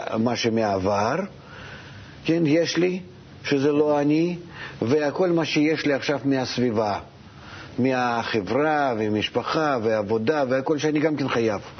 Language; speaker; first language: Hebrew; non-native, fluent; Russian